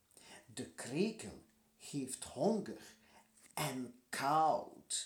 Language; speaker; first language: Dutch; non-native, learner; French